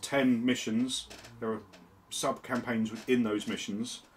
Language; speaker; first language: English; native; English